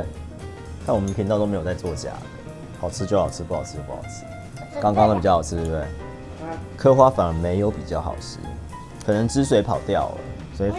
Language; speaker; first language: Chinese; native; Chinese